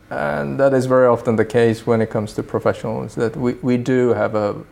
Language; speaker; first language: English; early bilingual, other home language; Swedish